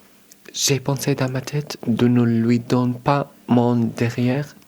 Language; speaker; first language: French; early bilingual, other home language; Arabic